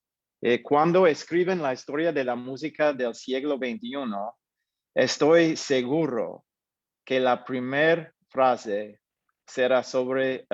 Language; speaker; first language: Spanish; non-native, fluent; English